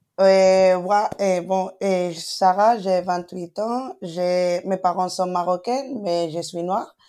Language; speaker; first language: French; non-native, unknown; Spanish